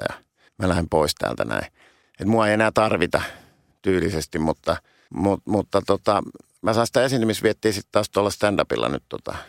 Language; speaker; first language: Finnish; native; Finnish